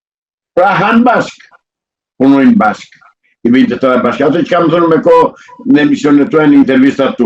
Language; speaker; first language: Albanian; native; Albanian